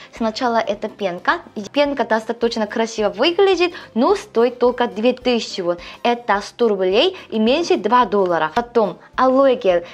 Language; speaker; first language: Russian; non-native, learner; Korean